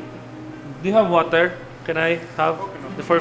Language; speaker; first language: English; non-native, local second language; Filipino